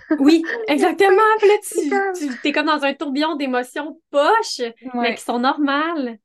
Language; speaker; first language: French; native; French